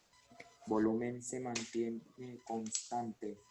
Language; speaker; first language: Spanish; native; Spanish